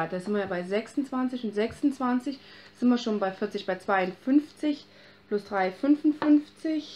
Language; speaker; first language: German; native; German